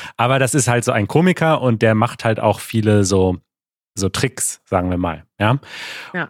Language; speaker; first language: German; native; German